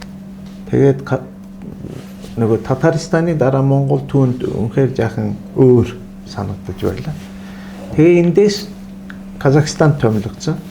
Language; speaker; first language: Mongolian; non-native, fluent; Turkish